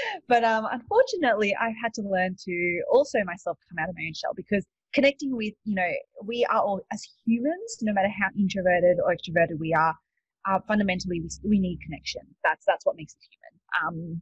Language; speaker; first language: English; native; English